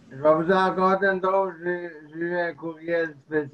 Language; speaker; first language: French; native; French